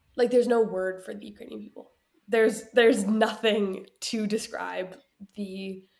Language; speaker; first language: English; early bilingual, other home language; Ukrainian